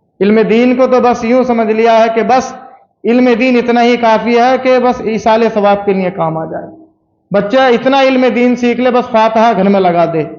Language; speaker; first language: Urdu; native; Urdu